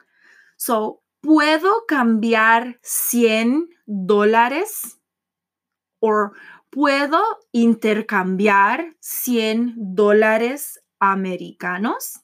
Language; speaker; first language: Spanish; non-native, fluent; English